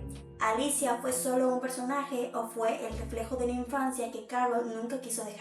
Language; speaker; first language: Spanish; native; Spanish